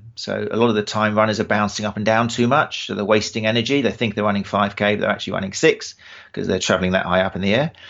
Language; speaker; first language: English; native; English